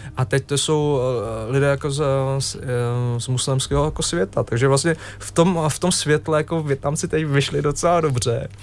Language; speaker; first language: Czech; early bilingual, other home language; Vietnamese